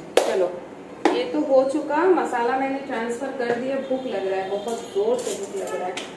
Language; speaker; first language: Hindi; non-native, local second language; Bangla